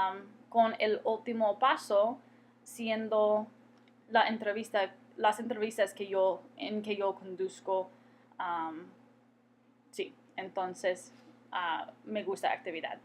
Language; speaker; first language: Spanish; non-native, fluent; English